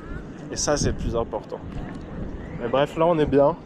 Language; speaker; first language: French; native; French